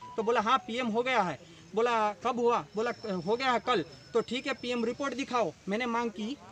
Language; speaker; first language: Hindi; non-native, local second language; Gujarati